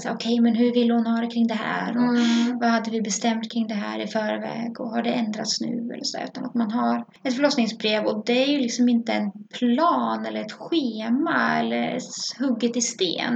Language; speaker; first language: Swedish; native; Swedish